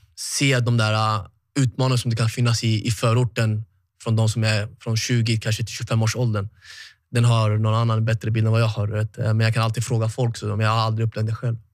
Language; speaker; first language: Swedish; early bilingual, other home language; Tigrinya